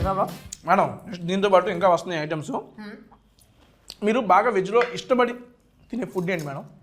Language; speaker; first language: Telugu; native; Telugu